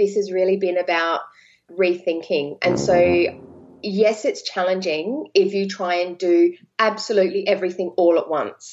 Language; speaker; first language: English; native; English